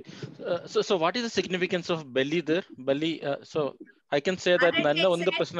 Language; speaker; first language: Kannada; non-native, learner; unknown